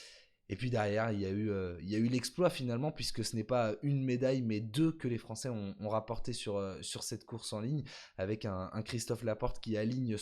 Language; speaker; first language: French; native; French